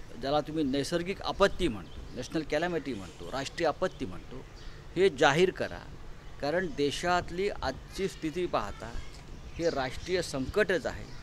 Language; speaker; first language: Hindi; non-native, local second language; Marathi